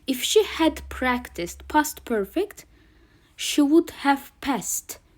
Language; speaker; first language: English; non-native, fluent; Azerbaijani